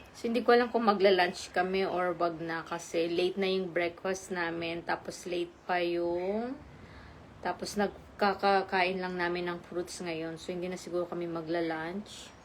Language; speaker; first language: Filipino; non-native, local second language; Iloko